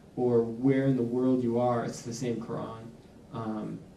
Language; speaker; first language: English; native; English